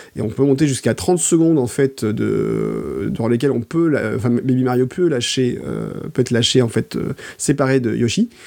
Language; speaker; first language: French; native; French